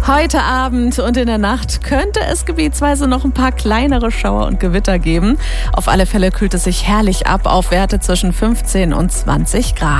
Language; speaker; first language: German; native; German